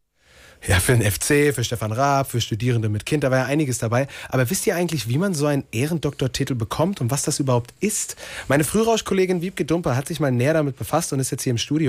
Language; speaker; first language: German; native; German